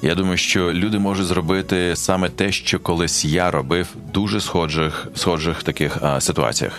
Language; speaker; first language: Ukrainian; native; Ukrainian